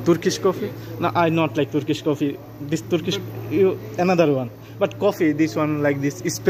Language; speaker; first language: English; non-native, learner; Bangla